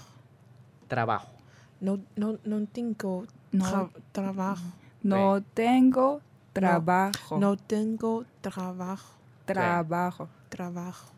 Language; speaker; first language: Spanish; non-native, learner; Chinese